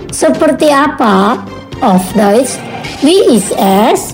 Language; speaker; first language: German; non-native, learner; Indonesian